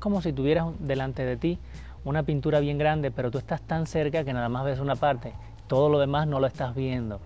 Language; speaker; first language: Spanish; native; Spanish